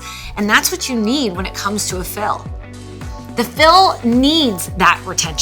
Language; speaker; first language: English; native; English